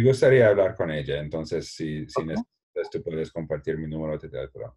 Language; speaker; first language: Spanish; non-native, learner; English